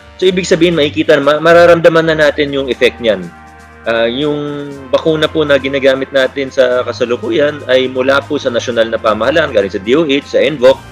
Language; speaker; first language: Filipino; native; Filipino